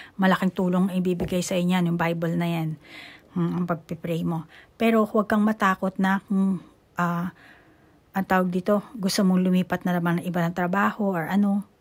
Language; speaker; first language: Filipino; native; Filipino